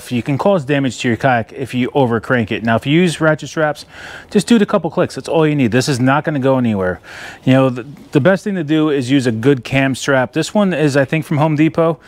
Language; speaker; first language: English; native; English